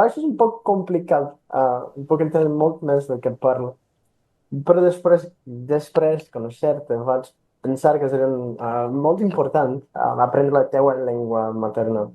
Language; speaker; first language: Catalan; non-native, learner; Portuguese